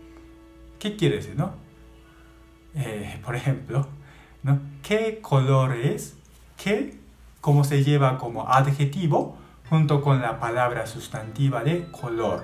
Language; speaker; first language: Spanish; non-native, learner; Japanese